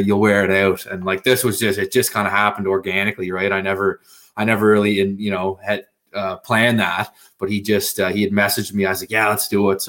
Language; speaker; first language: English; native; English